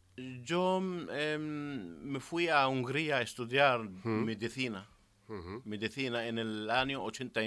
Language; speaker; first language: Spanish; non-native, learner; Arabic